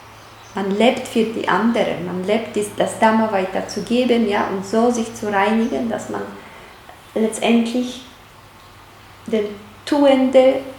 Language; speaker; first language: German; non-native, fluent; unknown